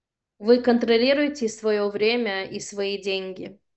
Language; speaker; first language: Russian; early bilingual, heritage; Russian